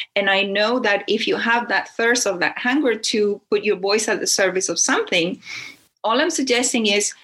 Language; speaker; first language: English; non-native, fluent; Spanish